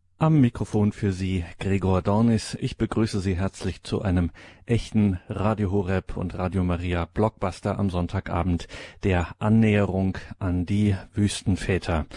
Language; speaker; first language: German; native; German